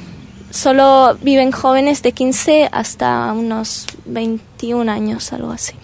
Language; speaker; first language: Spanish; early bilingual, heritage; Spanish